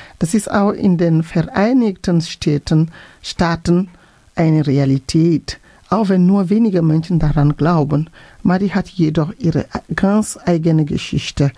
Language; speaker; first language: German; non-native, fluent; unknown